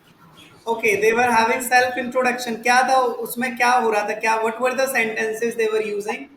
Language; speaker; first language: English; non-native, local second language; Hindi